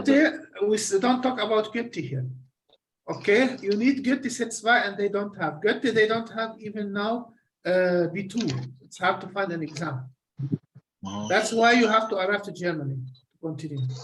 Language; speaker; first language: English; non-native, fluent; Arabic